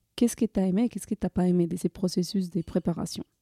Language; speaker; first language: French; non-native, fluent; Spanish